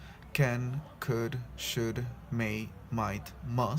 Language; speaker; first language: English; non-native, fluent; Spanish